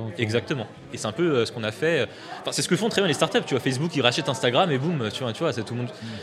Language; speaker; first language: French; native; French